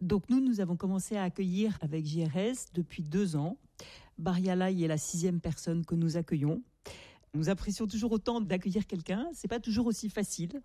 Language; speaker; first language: French; native; French